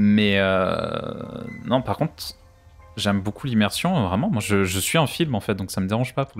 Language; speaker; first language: French; native; French